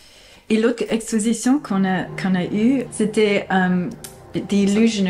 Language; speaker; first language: French; non-native, fluent; English